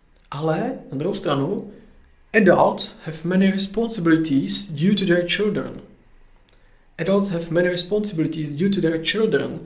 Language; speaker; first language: English; non-native, fluent; Czech